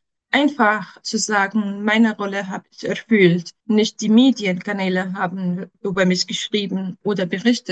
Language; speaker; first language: German; non-native, fluent; Arabic